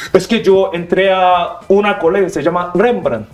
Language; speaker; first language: Spanish; non-native, learner; Korean